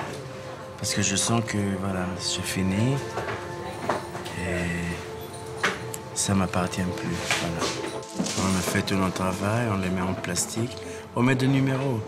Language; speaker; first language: French; non-native, fluent; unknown